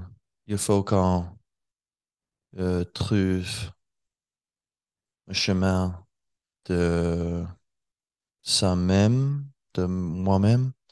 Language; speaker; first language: French; non-native, learner; English